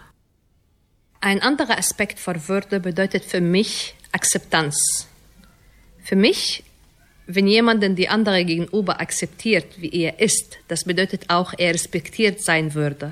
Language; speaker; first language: German; non-native, fluent; Arabic